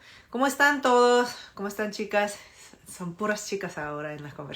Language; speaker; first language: Spanish; non-native, fluent; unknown